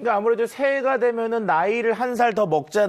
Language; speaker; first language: Korean; native; Korean